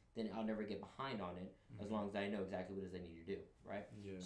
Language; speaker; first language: English; native; English